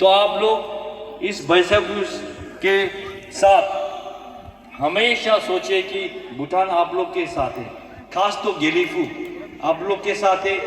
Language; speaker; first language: Hindi; non-native, fluent; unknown